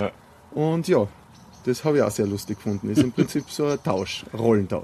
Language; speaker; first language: German; native; German